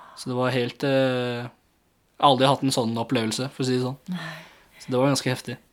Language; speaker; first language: Norwegian; early bilingual, other home language; English